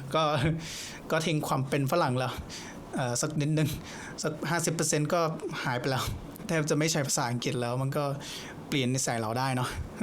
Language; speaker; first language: Thai; non-native, fluent; English